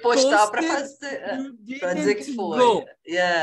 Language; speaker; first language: English; non-native, learner; Portuguese